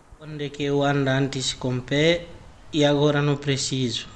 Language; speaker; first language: Portuguese; non-native, learner; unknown